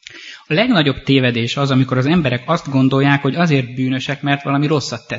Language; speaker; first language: Hungarian; native; Hungarian